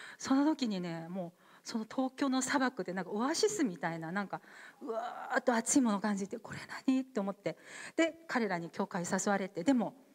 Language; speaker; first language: Japanese; non-native, fluent; Korean